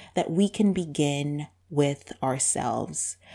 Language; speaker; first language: English; non-native, local second language; Bemba